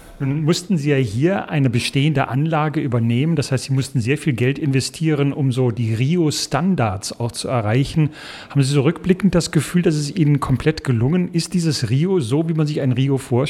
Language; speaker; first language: German; native; German